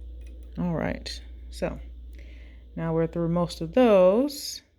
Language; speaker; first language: English; native; English